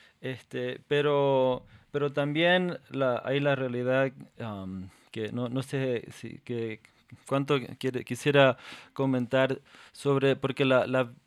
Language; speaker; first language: Spanish; non-native, fluent; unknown